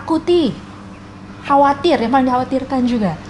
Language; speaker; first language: Indonesian; native; Indonesian